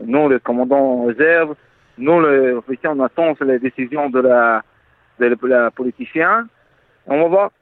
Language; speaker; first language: French; non-native, fluent; Hebrew